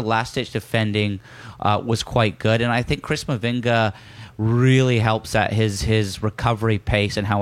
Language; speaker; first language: English; native; English